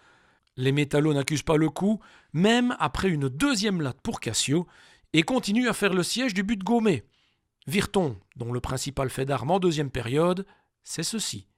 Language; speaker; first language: French; native; French